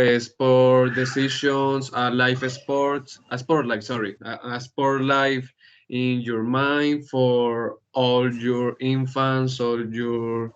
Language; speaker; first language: English; non-native, learner; Spanish